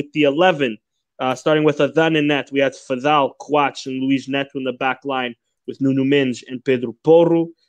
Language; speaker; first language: English; early bilingual, other home language; Portuguese